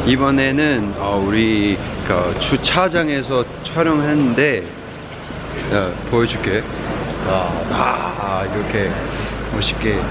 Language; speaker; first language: Korean; non-native, learner; Chinese